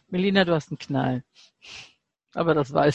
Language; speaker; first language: German; native; German